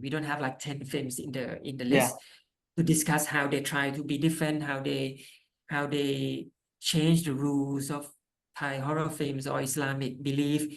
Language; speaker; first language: English; non-native, fluent; Thai